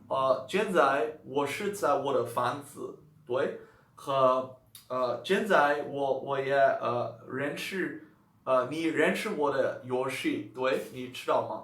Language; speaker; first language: Chinese; non-native, learner; Dutch